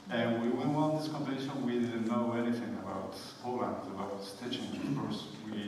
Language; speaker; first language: English; non-native, fluent; Spanish